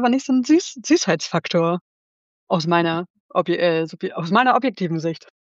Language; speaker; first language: German; native; German